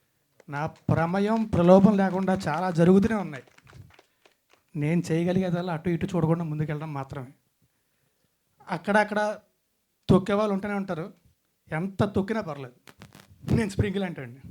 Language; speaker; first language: Telugu; native; Telugu